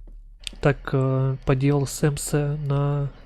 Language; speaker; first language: Czech; non-native, learner; Ukrainian